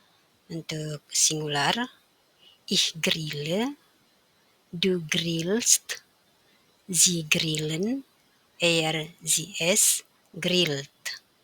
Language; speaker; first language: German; non-native, fluent; Indonesian